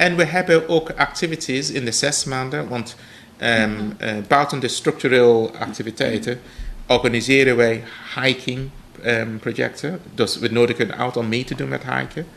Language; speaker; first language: Dutch; non-native, fluent; English